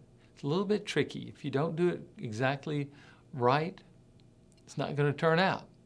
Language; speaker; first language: English; native; English